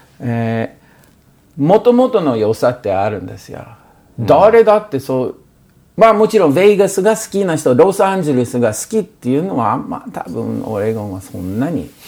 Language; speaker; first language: Japanese; non-native, fluent; English